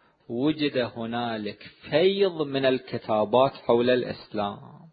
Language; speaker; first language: Arabic; native; Arabic